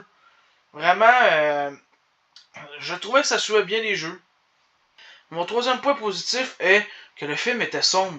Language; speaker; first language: French; native; French